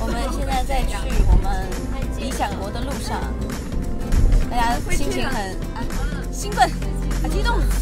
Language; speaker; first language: Chinese; native; Chinese